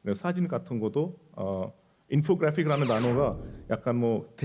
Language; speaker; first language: Korean; non-native, fluent; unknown